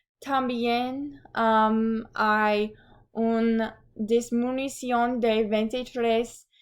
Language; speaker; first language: Spanish; non-native, learner; English